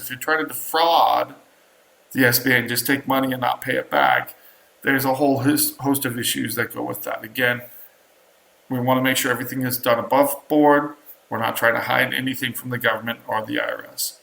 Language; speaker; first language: English; native; English